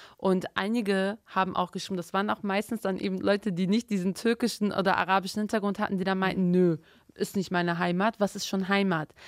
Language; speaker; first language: German; early bilingual, other home language; Turkish